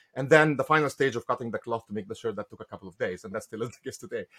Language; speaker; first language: English; non-native, fluent; Arabic